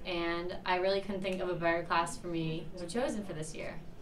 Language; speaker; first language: English; native; English